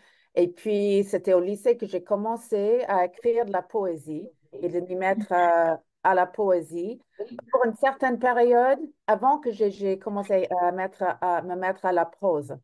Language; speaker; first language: French; non-native, fluent; English